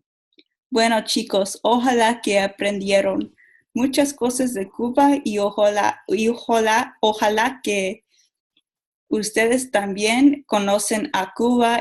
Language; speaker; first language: Spanish; non-native, learner; English